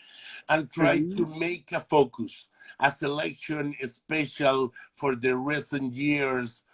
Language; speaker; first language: English; non-native, learner; Spanish